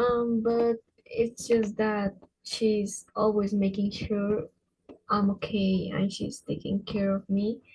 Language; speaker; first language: English; non-native, fluent; Spanish